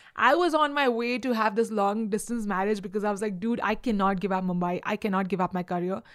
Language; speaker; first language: English; non-native, local second language; Hindi